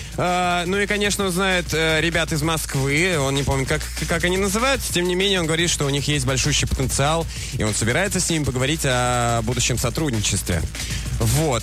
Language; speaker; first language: Russian; native; Russian